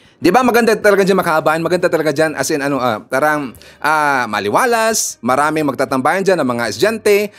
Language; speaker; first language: Filipino; non-native, local second language; Cebuano